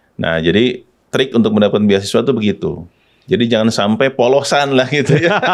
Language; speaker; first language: Indonesian; non-native, local second language; Sundanese